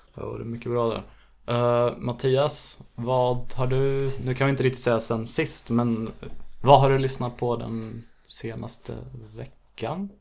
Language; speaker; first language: Swedish; native; Swedish